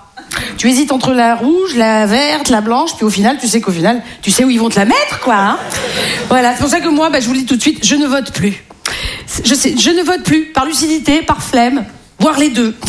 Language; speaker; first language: French; native; French